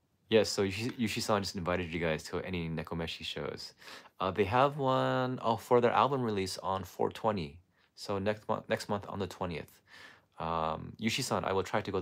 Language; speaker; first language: English; native; English